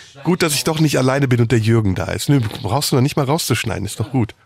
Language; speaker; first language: German; early bilingual, other home language; Turkish